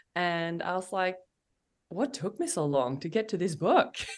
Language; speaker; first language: English; non-native, fluent; Norwegian